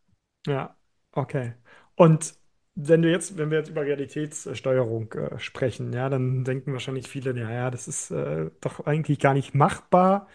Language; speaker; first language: German; native; German